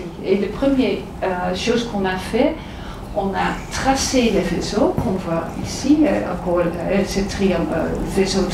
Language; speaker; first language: French; non-native, fluent; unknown